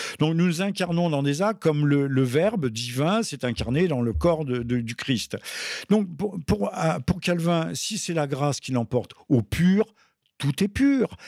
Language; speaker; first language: French; native; French